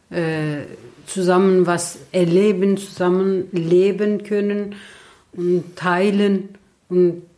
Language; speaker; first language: German; non-native, fluent; Turkish